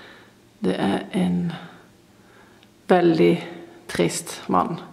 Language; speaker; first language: Norwegian; non-native, fluent; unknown